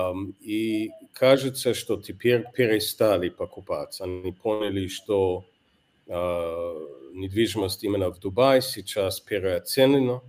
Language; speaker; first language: Russian; non-native, fluent; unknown